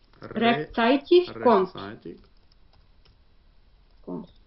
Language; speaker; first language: German; non-native, learner; Ukrainian